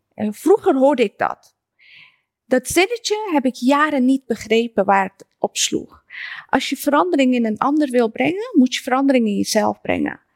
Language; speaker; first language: Dutch; early bilingual, other home language; Persian